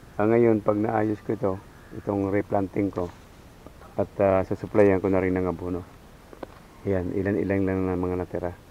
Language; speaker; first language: Filipino; non-native, local second language; Cebuano